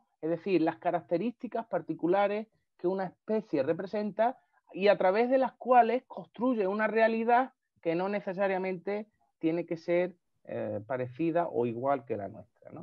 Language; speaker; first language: Spanish; native; Spanish